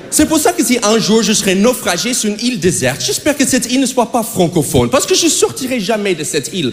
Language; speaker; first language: French; non-native, fluent; English